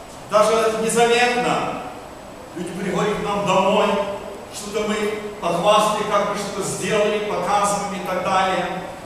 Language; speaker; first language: Russian; early bilingual, heritage; Russian